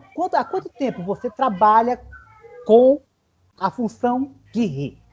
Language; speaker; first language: Portuguese; native; Portuguese